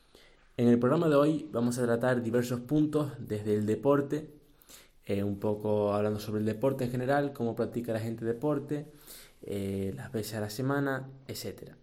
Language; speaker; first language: Spanish; native; Spanish